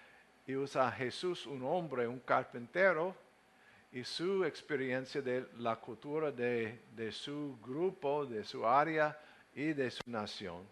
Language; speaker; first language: Spanish; non-native, learner; English